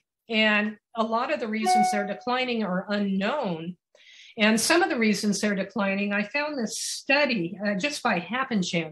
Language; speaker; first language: English; native; English